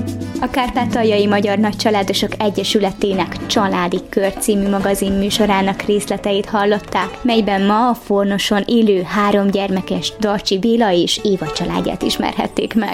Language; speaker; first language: Hungarian; native; Hungarian